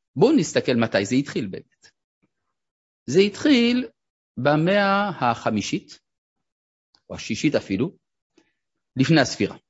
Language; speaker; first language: Hebrew; non-native, fluent; French